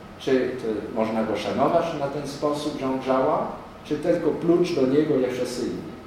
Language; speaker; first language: Polish; non-native, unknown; French